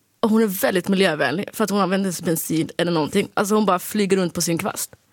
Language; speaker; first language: Swedish; early bilingual, other home language; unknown